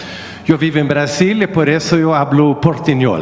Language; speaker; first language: Spanish; non-native, learner; Swedish